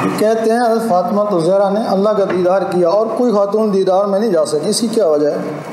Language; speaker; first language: Urdu; non-native, local second language; Punjabi